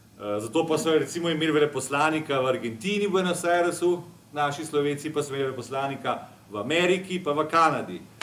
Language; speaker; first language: Slovenian; native; Slovenian